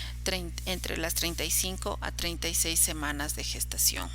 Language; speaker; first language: Spanish; native; Spanish